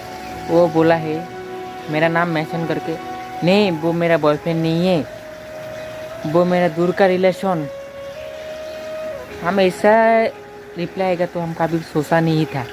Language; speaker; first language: Hindi; non-native, local second language; Assamese